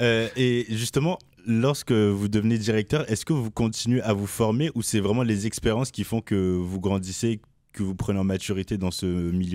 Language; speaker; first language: French; native; French